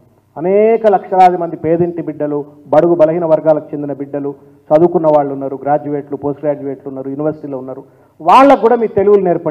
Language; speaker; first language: Telugu; native; Telugu